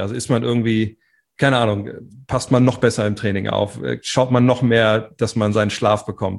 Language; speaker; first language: German; native; German